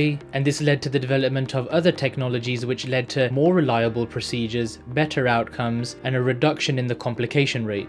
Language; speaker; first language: English; native; English